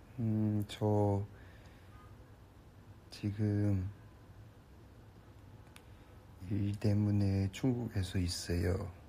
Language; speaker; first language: Korean; non-native, learner; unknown